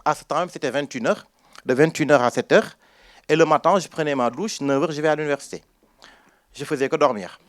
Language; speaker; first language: French; non-native, local second language; Wolof